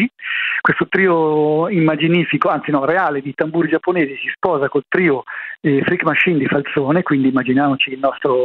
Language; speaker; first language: Italian; native; Italian